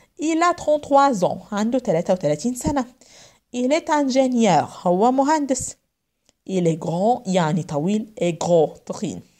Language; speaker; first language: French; non-native, fluent; Arabic